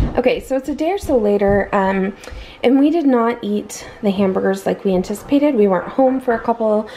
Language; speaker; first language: English; native; English